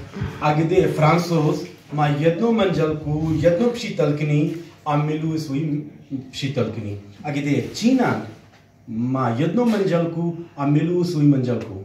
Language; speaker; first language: Czech; non-native, learner; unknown